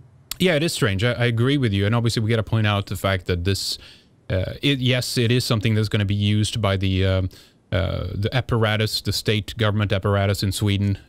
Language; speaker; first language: English; non-native, fluent; Swedish